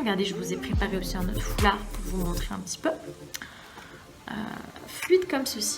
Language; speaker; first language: French; native; French